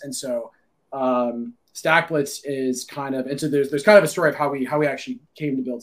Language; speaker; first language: English; native; English